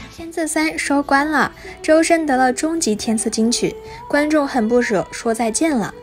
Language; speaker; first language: Chinese; native; Chinese